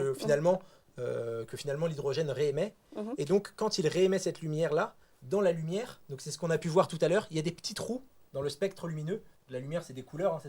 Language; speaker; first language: French; native; French